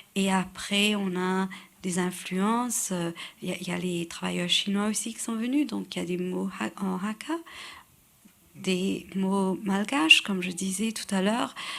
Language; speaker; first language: French; non-native, local second language; Morisyen